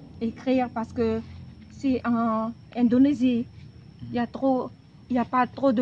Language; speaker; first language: French; non-native, local second language; Javanese